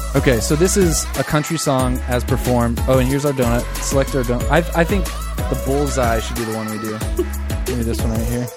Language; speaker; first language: English; native; English